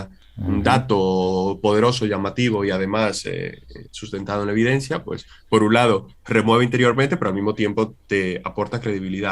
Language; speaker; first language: Spanish; native; Spanish